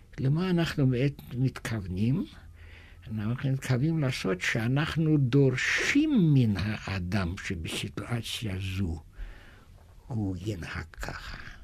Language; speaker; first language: Hebrew; non-native, fluent; German